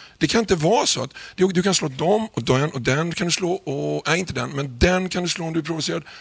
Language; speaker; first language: Swedish; native; Swedish